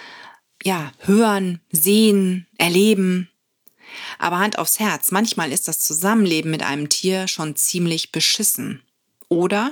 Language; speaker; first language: German; native; German